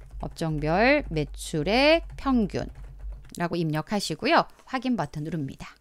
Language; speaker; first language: Korean; native; Korean